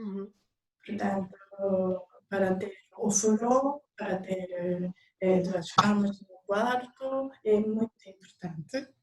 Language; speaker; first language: Portuguese; non-native, learner; Japanese